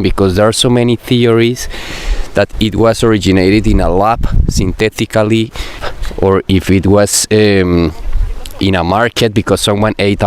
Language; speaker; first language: English; non-native, fluent; Spanish